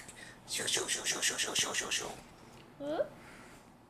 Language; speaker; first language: Chinese; native; Chinese